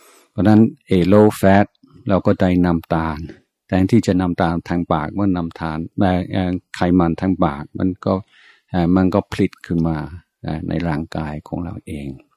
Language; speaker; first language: Thai; non-native, fluent; English